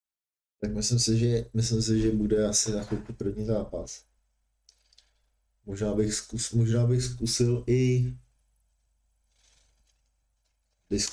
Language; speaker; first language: Czech; native; Czech